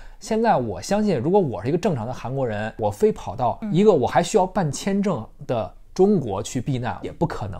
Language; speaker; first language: Chinese; native; Chinese